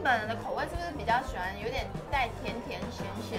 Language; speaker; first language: Chinese; native; Chinese